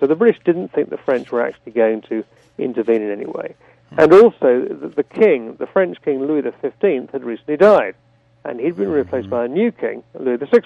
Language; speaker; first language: English; native; English